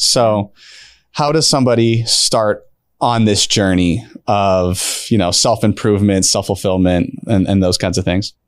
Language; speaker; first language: English; native; English